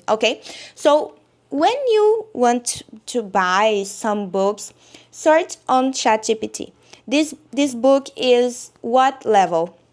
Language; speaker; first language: English; non-native, learner; Portuguese